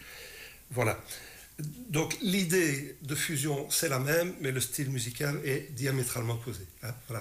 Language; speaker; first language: French; native; French